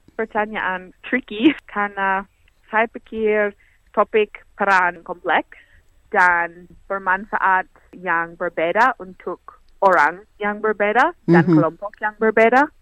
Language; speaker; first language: Indonesian; non-native, learner; English